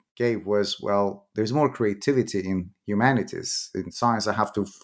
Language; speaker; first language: English; non-native, fluent; Persian